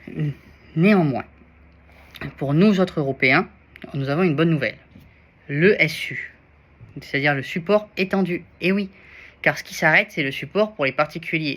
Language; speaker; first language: French; native; French